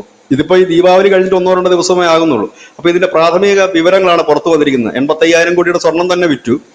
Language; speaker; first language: Malayalam; native; Malayalam